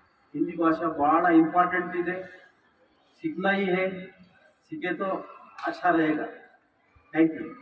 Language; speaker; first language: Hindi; non-native, local second language; Kannada